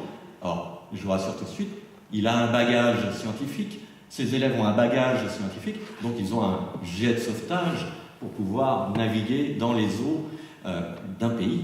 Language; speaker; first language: French; native; French